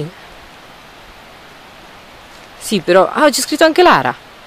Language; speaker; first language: Italian; native; Italian